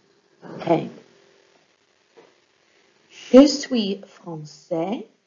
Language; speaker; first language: French; non-native, fluent; English